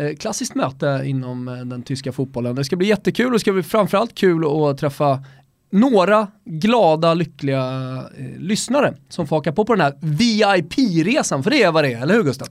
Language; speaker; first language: Swedish; native; Swedish